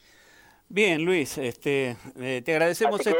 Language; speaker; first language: Spanish; native; Spanish